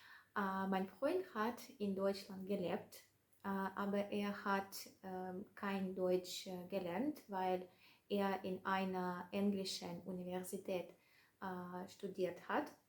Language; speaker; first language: German; non-native, learner; Russian